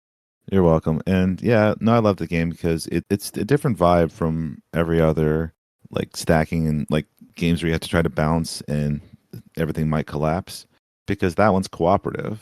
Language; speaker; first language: English; native; English